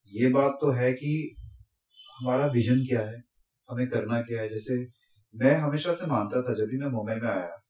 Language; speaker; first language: Hindi; non-native, local second language; Assamese